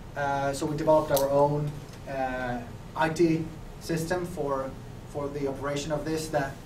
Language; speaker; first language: English; non-native, fluent; Finnish